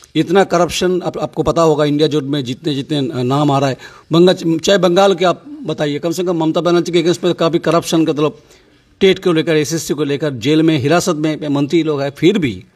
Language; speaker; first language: Hindi; non-native, local second language; Bangla